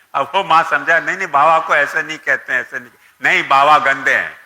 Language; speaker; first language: Hindi; non-native, local second language; Gujarati